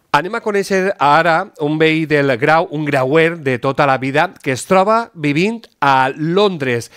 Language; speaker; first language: Catalan; native; Catalan